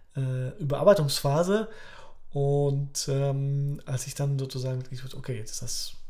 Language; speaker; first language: German; early bilingual, other home language; Polish